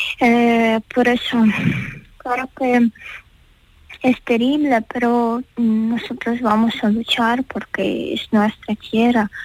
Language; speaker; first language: Spanish; non-native, learner; Ukrainian